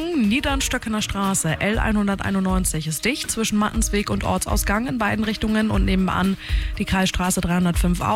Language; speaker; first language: German; native; German